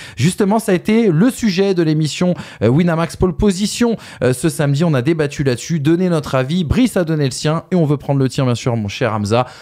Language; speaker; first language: French; native; French